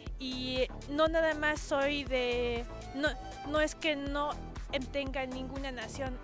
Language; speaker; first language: Spanish; early bilingual, heritage; Spanish